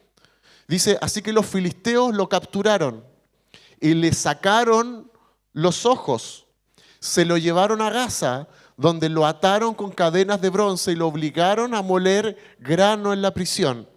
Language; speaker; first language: Spanish; native; Spanish